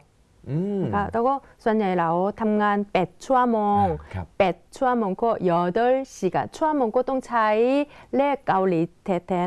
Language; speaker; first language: Thai; non-native, fluent; Korean